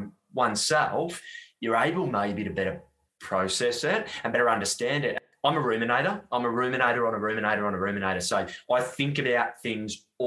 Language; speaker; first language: English; native; English